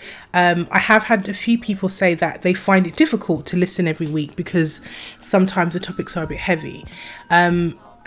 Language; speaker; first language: English; native; English